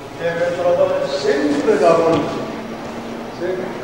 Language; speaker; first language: Italian; non-native, learner; Japanese